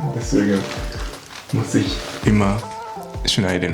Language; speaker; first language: German; non-native, learner; Japanese